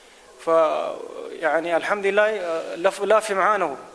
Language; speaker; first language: Arabic; native; Arabic